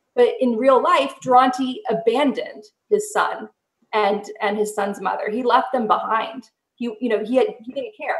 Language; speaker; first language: English; native; English